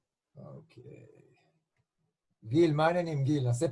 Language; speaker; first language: Hebrew; native; Hebrew